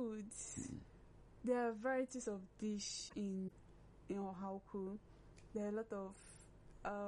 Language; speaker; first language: English; non-native, local second language; Igbo